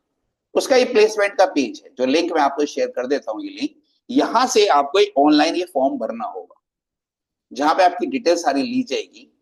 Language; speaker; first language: Hindi; native; Hindi